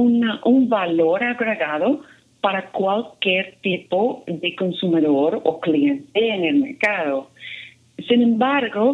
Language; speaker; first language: Spanish; non-native, fluent; English